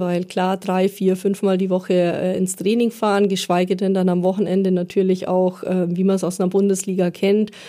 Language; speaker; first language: German; native; German